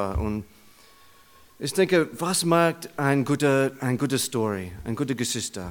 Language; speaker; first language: German; non-native, learner; English